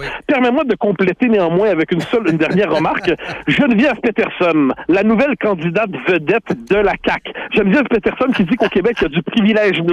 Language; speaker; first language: French; native; French